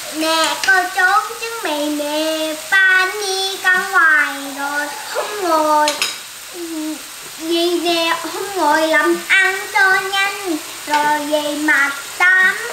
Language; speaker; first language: Vietnamese; early bilingual, heritage; Vietnamese